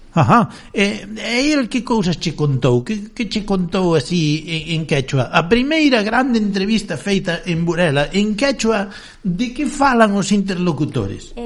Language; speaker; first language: Galician; native; Galician